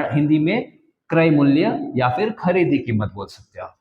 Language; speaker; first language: Hindi; non-native, local second language; Kannada